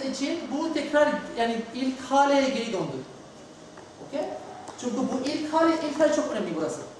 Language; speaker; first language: Turkish; non-native, learner; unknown